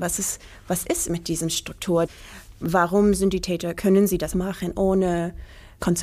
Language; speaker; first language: German; non-native, learner; English